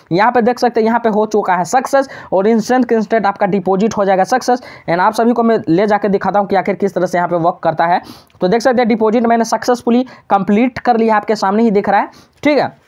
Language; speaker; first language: Hindi; native; Hindi